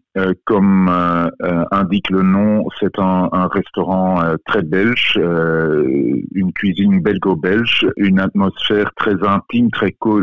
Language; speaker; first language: French; non-native, local second language; Dutch